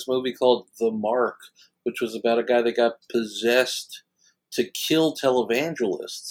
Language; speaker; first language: English; native; English